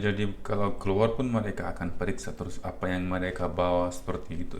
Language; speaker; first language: Indonesian; non-native, fluent; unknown